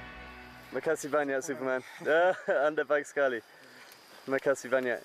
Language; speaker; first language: Indonesian; non-native, learner; English